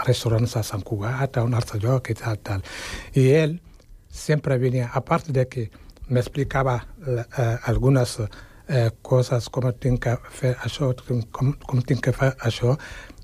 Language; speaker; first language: Catalan; non-native, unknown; Wolof